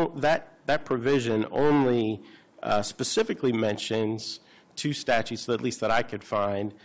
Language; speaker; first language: English; native; English